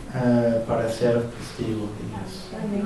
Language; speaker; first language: Spanish; non-native, fluent; German